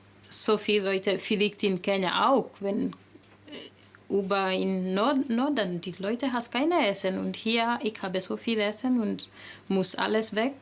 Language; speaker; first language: German; non-native, learner; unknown